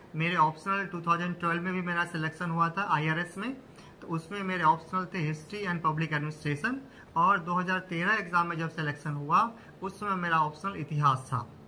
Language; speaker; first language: Hindi; native; Hindi